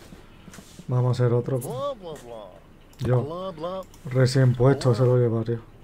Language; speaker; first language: Spanish; native; Spanish